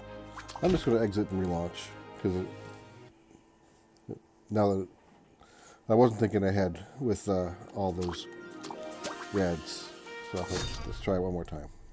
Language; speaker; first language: English; native; English